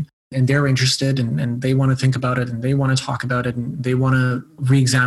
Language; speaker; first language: English; non-native, fluent; Bosnian